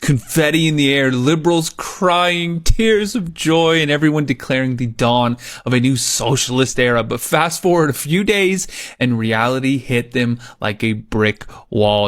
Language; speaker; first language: English; native; English